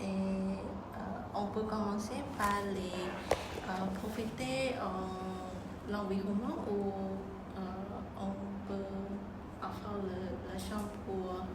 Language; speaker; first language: French; non-native, learner; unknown